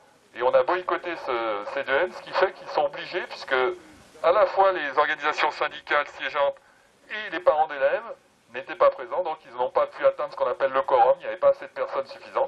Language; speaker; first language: French; native; French